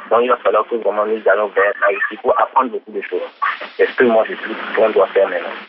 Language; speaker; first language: French; non-native, local second language; Ewe